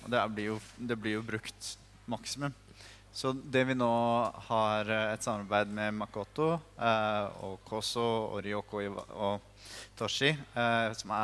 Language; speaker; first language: Norwegian; native; Norwegian